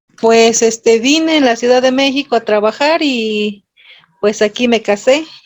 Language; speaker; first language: Spanish; non-native, local second language; Nahuatl languages